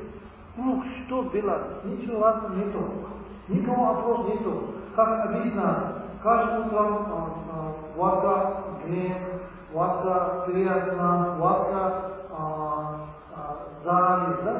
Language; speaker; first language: Russian; non-native, learner; Tibetan